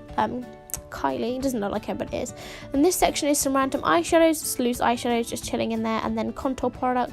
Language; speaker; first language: English; native; English